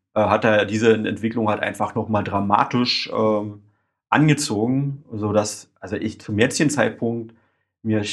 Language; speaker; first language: German; native; German